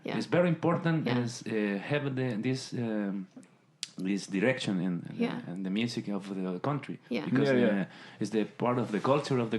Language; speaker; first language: English; non-native, learner; Spanish